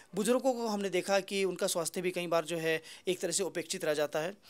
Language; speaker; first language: Hindi; native; Hindi